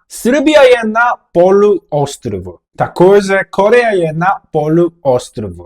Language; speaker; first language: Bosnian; non-native, fluent; Korean